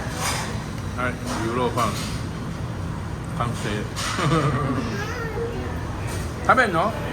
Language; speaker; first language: Japanese; native; Japanese